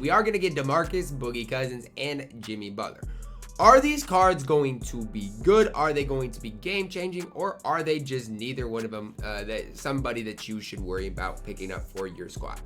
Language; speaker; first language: English; native; English